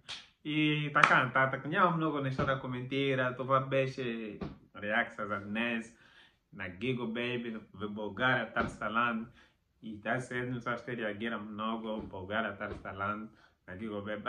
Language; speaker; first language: Bulgarian; non-native, learner; Macedonian